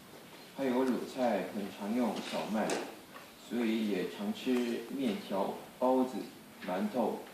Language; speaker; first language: Chinese; non-native, fluent; Korean